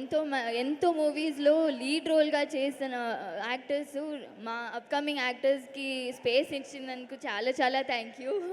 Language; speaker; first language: Telugu; non-native, local second language; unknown